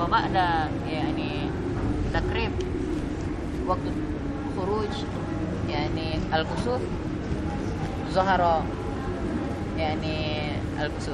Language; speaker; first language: Arabic; non-native, learner; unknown